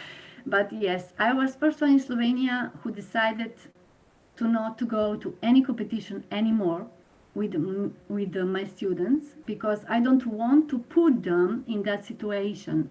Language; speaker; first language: English; non-native, fluent; Slovenian